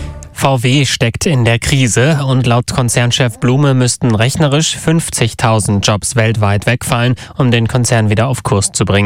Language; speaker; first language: German; native; German